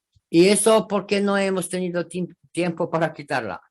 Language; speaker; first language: Spanish; non-native, fluent; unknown